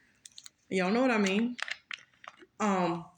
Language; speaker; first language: English; native; English